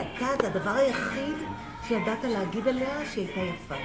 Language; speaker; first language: Hebrew; native; Hebrew